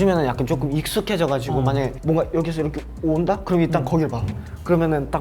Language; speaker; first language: Korean; native; Korean